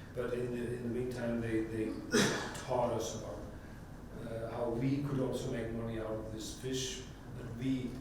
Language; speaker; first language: English; non-native, fluent; Icelandic